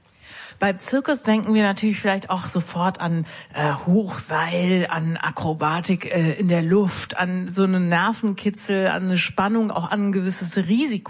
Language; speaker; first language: German; native; German